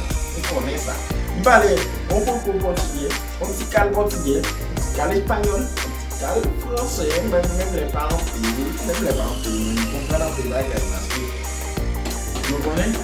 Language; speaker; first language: Spanish; non-native, learner; Haitian Creole